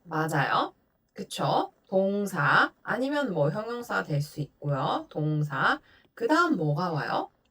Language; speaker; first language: Korean; native; Korean